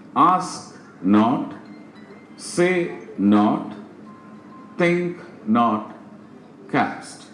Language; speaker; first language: English; non-native, local second language; Malayalam